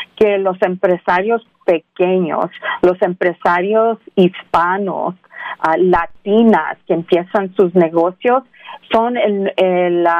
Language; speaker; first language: Spanish; early bilingual, heritage; Spanish